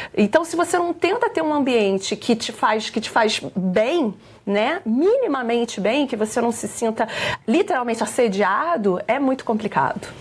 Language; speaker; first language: Portuguese; native; Portuguese